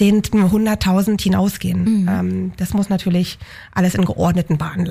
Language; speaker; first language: German; native; German